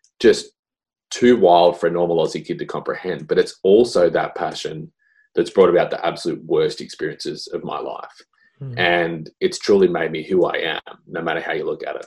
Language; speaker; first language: English; native; English